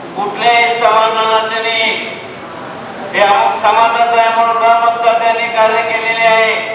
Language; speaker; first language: Marathi; native; Marathi